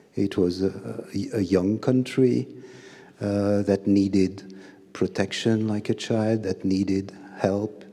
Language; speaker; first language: English; non-native, fluent; French